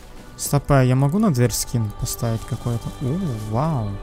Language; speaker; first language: Russian; native; Russian